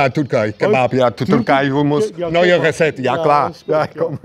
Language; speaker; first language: German; non-native, learner; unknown